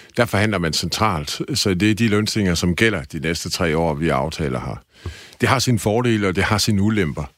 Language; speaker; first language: Danish; native; Danish